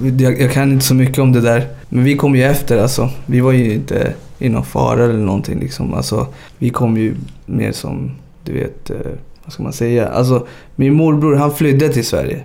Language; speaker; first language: Swedish; early bilingual, other home language; Spanish